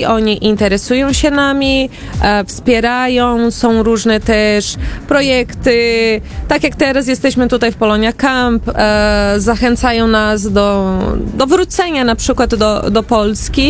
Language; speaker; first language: Polish; early bilingual, heritage; Portuguese